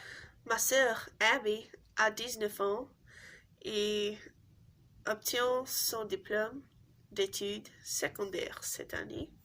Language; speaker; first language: French; non-native, learner; English